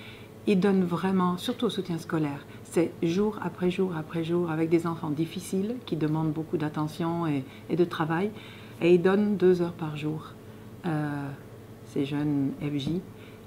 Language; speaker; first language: French; native; French